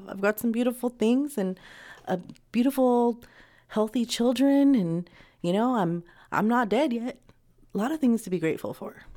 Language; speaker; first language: English; native; English